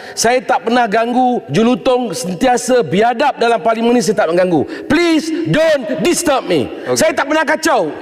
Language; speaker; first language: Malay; native; Malay